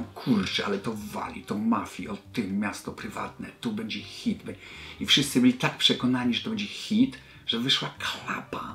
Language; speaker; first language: Polish; native; Polish